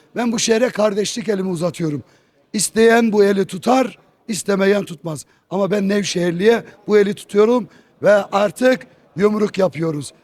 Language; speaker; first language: Turkish; native; Turkish